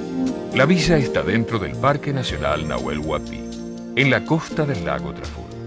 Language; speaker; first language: Spanish; native; Spanish